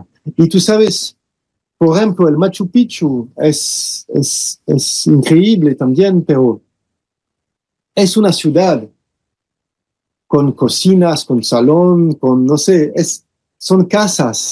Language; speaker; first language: Spanish; non-native, fluent; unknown